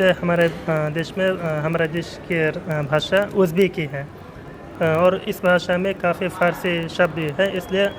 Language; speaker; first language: Hindi; non-native, learner; Uzbek